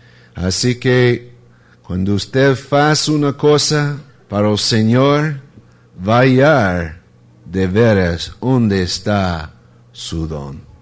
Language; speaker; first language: Spanish; non-native, fluent; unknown